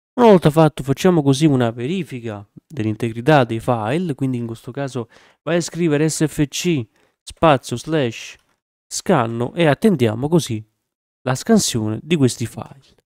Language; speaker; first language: Italian; native; Italian